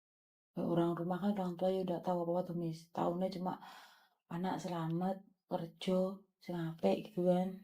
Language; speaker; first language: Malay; non-native, local second language; Javanese